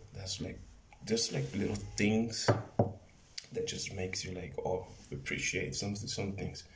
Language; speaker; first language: English; non-native, fluent; Spanish